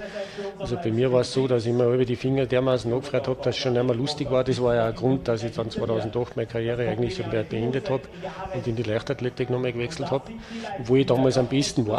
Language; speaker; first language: German; native; German